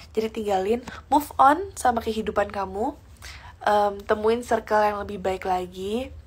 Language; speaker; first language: Indonesian; early bilingual, heritage; Indonesian